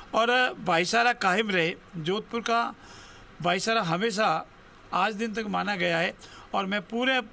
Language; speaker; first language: Hindi; native; Hindi